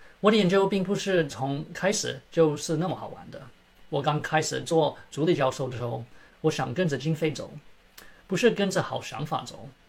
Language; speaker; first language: Chinese; early bilingual, heritage; Chinese